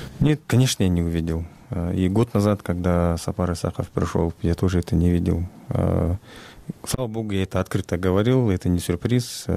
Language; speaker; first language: Russian; non-native, local second language; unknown